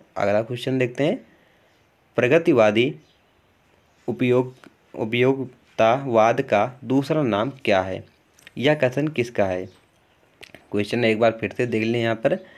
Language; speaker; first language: Hindi; native; Hindi